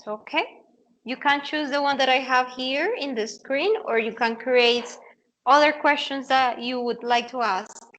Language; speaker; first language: English; non-native, fluent; Spanish